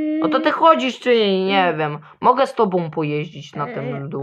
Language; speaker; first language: Polish; early bilingual, other home language; Ukrainian